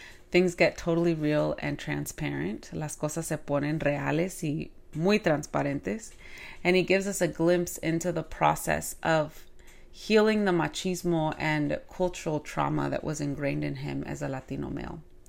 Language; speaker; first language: English; early bilingual, other home language; Spanish